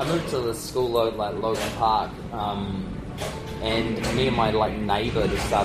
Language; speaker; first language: English; native; English